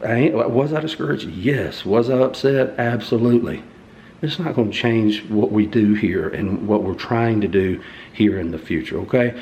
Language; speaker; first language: English; native; English